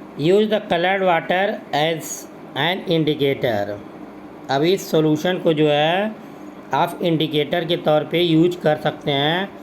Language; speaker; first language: Hindi; native; Hindi